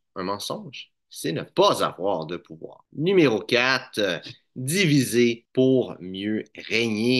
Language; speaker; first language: French; native; French